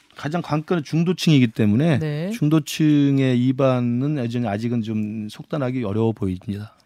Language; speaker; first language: Korean; native; Korean